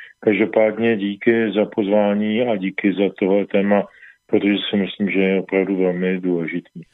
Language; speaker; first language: Czech; native; Czech